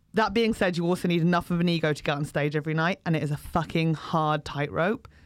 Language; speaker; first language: English; native; English